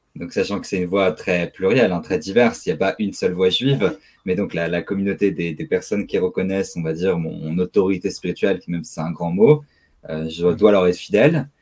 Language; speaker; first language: French; native; French